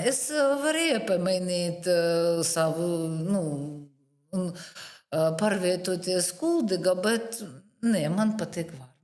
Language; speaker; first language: Latvian; non-native, learner; Russian